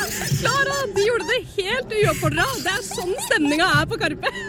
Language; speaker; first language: Norwegian; native; Norwegian